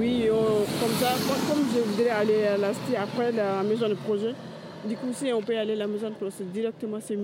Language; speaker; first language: French; non-native, learner; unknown